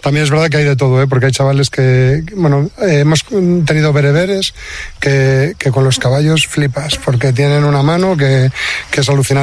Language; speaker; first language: Spanish; native; Spanish